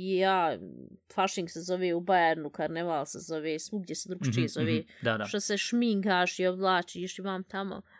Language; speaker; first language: Bosnian; early bilingual, heritage; Bosnian